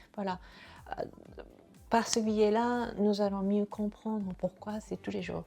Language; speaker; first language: French; non-native, fluent; Japanese